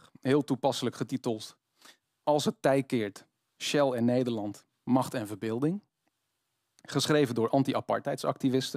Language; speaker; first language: Dutch; native; Dutch